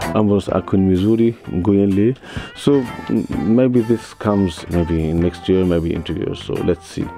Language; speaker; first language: English; non-native, learner; Arabic